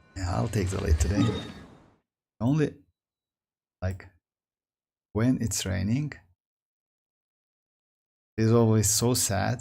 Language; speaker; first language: English; non-native, fluent; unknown